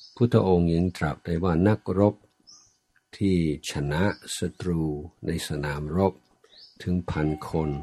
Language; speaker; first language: Thai; non-native, fluent; English